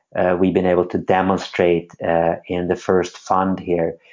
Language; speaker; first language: English; non-native, fluent; Swedish